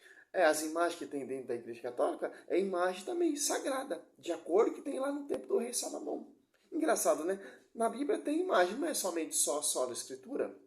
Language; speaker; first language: Portuguese; native; Portuguese